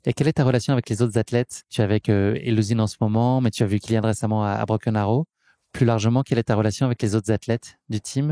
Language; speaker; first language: French; native; French